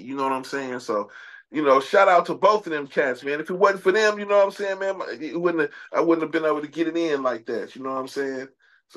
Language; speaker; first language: English; native; English